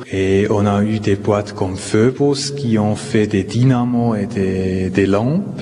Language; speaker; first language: French; non-native, local second language; Swiss German